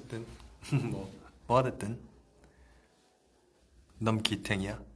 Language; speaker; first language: Korean; native; Korean